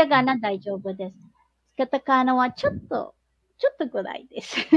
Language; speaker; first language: Japanese; non-native, learner; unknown